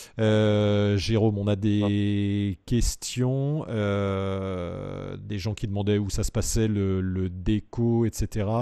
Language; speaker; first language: French; native; French